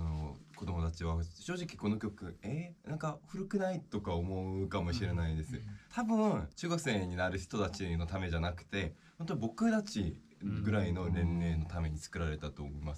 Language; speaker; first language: Japanese; non-native, learner; Korean